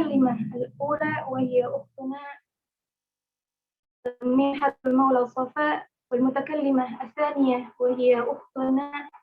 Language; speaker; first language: Arabic; non-native, learner; Indonesian